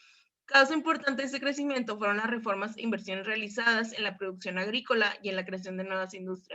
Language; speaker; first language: Spanish; native; Spanish